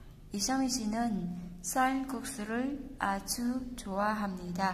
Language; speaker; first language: Korean; non-native, fluent; Vietnamese